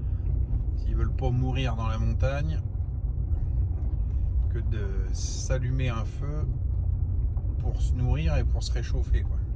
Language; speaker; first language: French; native; French